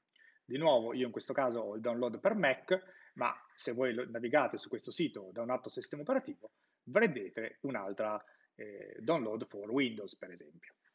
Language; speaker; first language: Italian; native; Italian